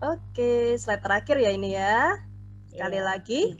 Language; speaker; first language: Indonesian; native; Indonesian